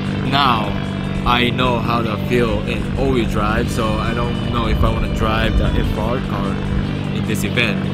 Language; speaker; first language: English; non-native, fluent; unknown